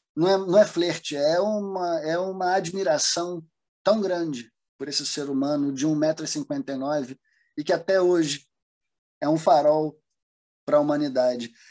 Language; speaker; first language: Portuguese; early bilingual, other home language; German